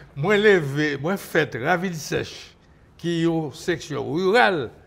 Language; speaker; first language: French; native; French